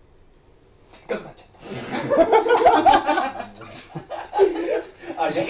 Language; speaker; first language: Japanese; native; Japanese